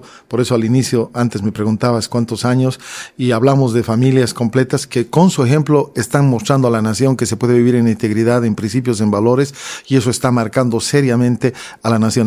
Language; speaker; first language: Spanish; native; Spanish